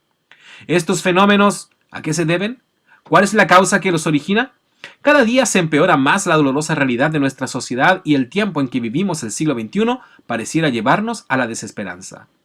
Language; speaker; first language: Spanish; native; Spanish